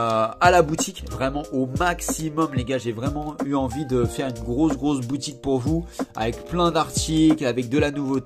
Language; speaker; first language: French; native; French